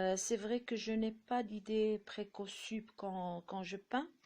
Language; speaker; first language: French; non-native, local second language; Arabic